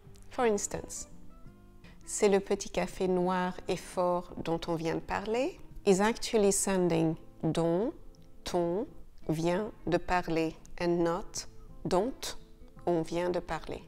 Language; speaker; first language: French; native; French